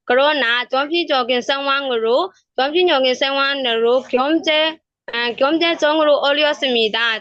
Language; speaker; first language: Korean; non-native, learner; Burmese